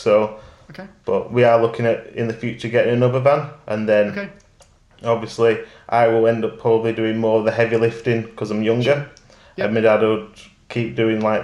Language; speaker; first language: English; native; English